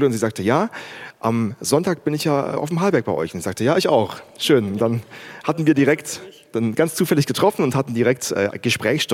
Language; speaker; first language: German; native; German